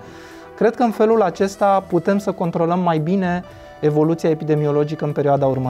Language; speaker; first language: Romanian; native; Romanian